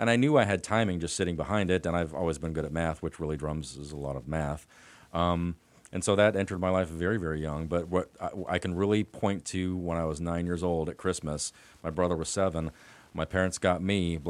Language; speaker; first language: English; native; English